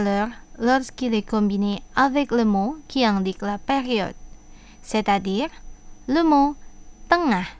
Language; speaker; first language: French; non-native, fluent; Indonesian